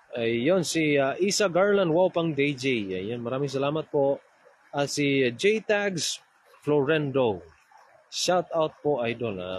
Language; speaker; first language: Filipino; non-native, local second language; Cebuano